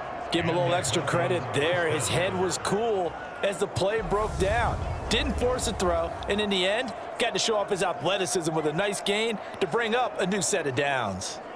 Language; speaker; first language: English; native; English